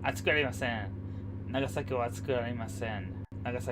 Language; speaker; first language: Japanese; non-native, learner; English